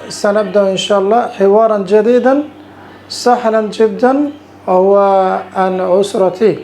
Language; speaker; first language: Arabic; non-native, fluent; Bangla